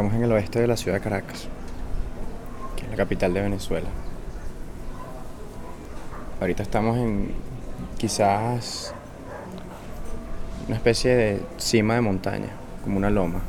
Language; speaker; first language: Spanish; native; Spanish